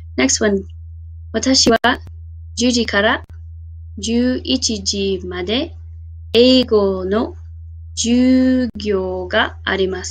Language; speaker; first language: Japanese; non-native, fluent; English